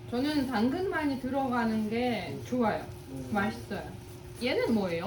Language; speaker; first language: Korean; non-native, learner; Russian